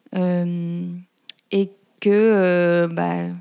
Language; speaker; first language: French; native; French